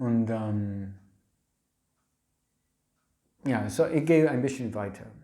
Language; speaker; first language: German; non-native, learner; English